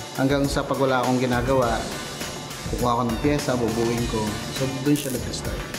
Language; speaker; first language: Filipino; native; Filipino